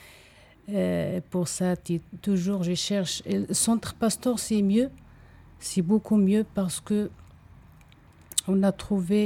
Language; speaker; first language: French; non-native, learner; Arabic